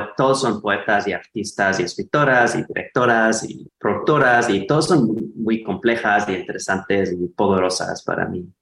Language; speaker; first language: Spanish; non-native, fluent; English